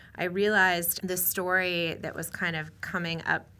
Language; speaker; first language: English; native; English